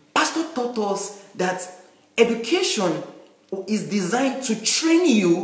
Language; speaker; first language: English; non-native, local second language; Yoruba